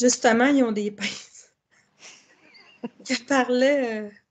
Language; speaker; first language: French; native; French